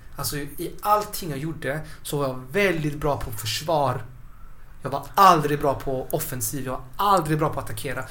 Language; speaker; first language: Swedish; early bilingual, other home language; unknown